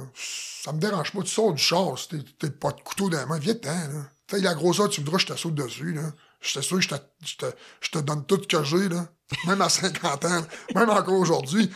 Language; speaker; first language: French; native; French